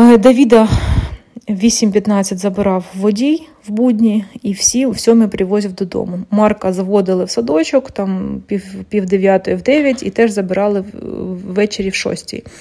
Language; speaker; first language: Ukrainian; non-native, local second language; Russian